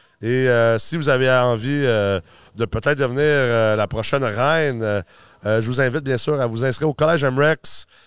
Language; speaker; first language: French; native; French